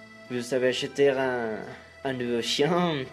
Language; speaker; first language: French; non-native, learner; Spanish